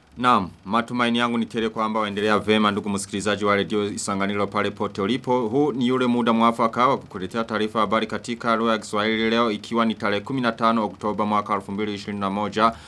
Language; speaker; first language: Swahili; non-native, local second language; Rundi